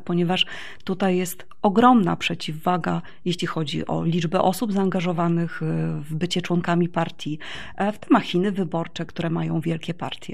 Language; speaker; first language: Polish; native; Polish